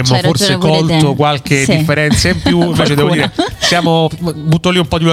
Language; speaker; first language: Italian; native; Italian